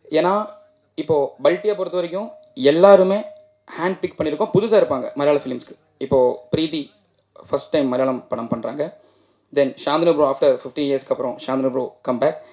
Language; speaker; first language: Tamil; non-native, local second language; Malayalam